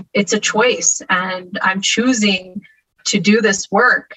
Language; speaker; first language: English; native; English